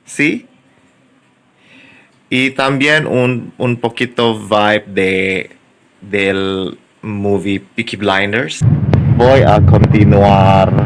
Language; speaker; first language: Spanish; non-native, learner; Indonesian